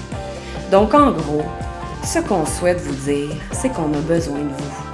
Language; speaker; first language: French; native; French